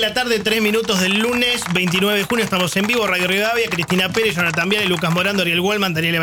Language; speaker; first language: Spanish; native; Spanish